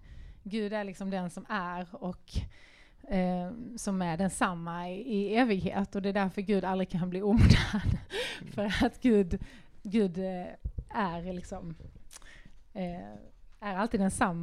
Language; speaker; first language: Swedish; native; Swedish